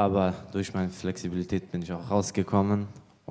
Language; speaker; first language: German; early bilingual, other home language; Bosnian